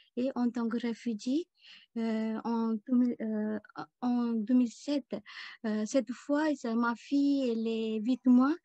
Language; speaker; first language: French; non-native, learner; Tamil